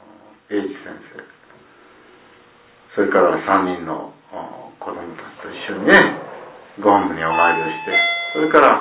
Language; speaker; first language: Japanese; native; Japanese